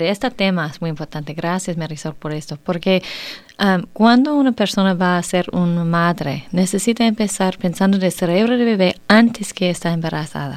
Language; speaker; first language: Spanish; non-native, learner; English